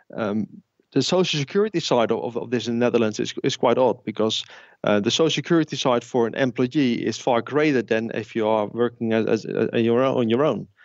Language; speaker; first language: English; non-native, fluent; Dutch